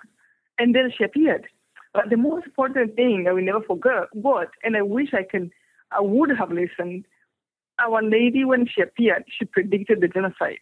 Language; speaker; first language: English; non-native, local second language; Kinyarwanda